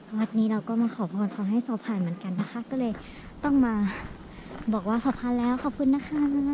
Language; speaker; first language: Thai; native; Thai